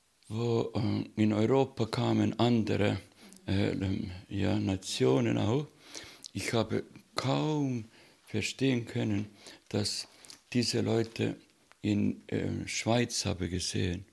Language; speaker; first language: German; non-native, learner; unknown